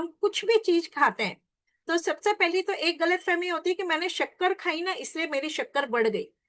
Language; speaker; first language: Hindi; non-native, local second language; Marathi